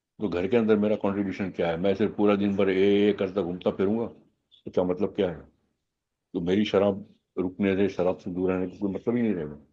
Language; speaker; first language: Hindi; non-native, local second language; Gujarati